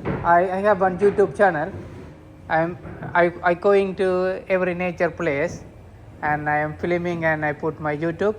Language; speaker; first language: English; non-native, local second language; Tamil